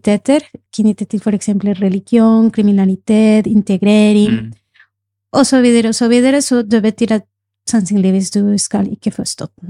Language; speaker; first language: Norwegian; non-native, fluent; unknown